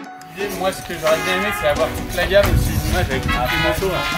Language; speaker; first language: French; native; French